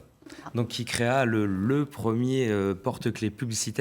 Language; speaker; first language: French; native; French